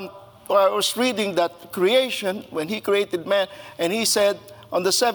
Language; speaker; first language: English; non-native, local second language; Filipino